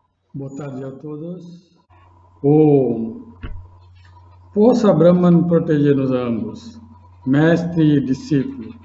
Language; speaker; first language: Portuguese; non-native, fluent; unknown